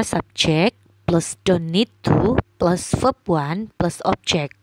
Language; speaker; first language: English; non-native, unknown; Indonesian